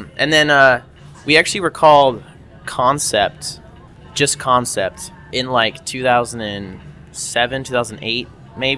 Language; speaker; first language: English; native; English